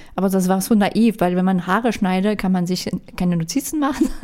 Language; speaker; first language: German; non-native, fluent; French